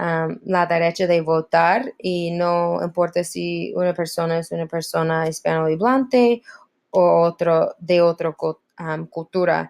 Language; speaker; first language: Spanish; non-native, learner; English